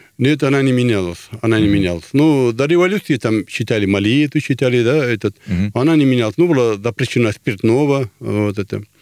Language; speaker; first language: Russian; non-native, local second language; Tatar